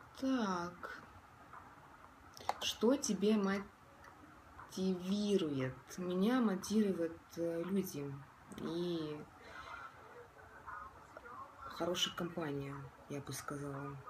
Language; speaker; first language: Russian; non-native, local second language; Estonian